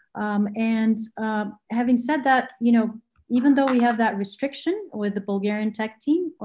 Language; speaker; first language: English; non-native, fluent; Bulgarian